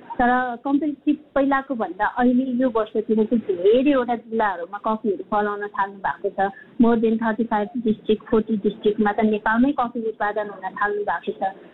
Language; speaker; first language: Nepali; non-native, local second language; Sherpa